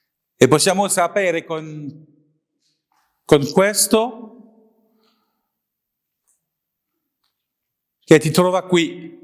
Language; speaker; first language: Italian; non-native, learner; French